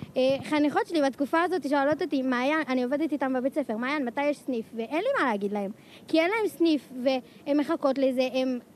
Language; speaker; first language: Hebrew; native; Hebrew